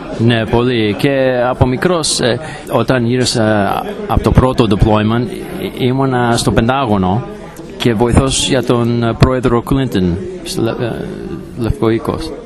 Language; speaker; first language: Greek; early bilingual, heritage; English